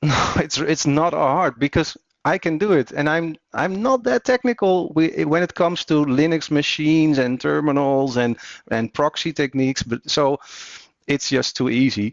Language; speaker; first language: English; non-native, fluent; Dutch